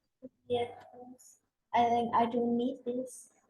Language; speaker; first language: English; non-native, learner; Vietnamese